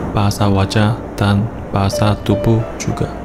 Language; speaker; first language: Indonesian; non-native, learner; Korean